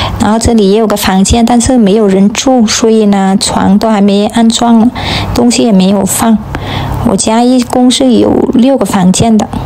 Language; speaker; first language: Chinese; non-native, fluent; Vietnamese